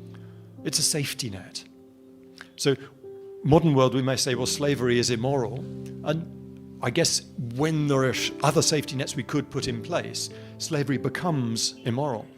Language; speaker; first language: English; native; English